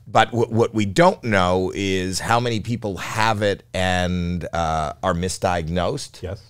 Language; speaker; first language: English; native; English